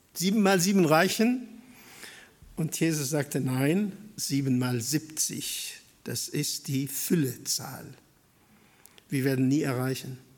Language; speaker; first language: German; non-native, fluent; Arabic